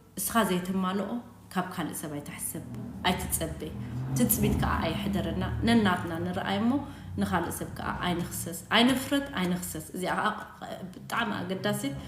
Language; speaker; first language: Tigrinya; native; Tigrinya